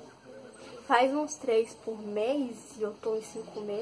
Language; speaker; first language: Portuguese; native; Portuguese